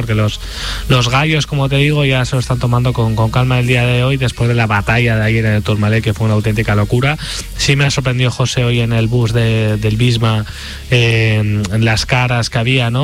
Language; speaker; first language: Spanish; native; Spanish